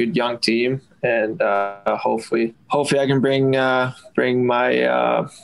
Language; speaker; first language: English; non-native, fluent; Finnish